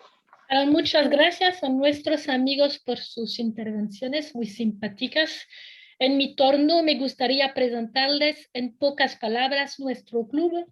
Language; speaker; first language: Spanish; non-native, fluent; French